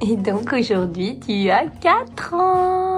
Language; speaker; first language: French; native; French